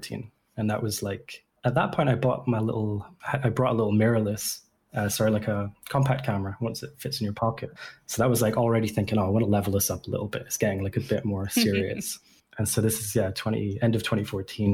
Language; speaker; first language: English; native; English